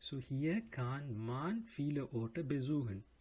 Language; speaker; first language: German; non-native, learner; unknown